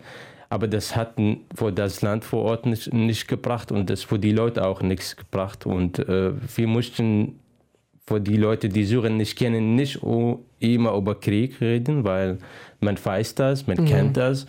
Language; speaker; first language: German; non-native, fluent; Arabic